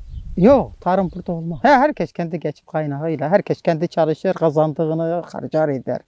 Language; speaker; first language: Turkish; non-native, local second language; Arabic